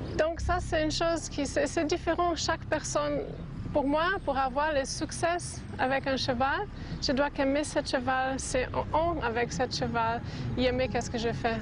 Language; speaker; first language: French; non-native, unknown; Portuguese